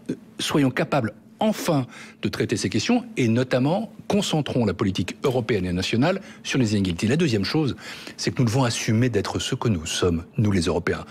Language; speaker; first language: French; native; French